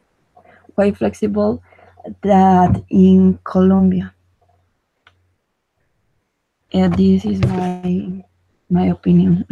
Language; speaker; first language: English; non-native, learner; Spanish